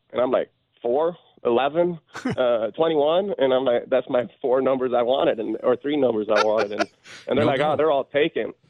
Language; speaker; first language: English; non-native, fluent; Swedish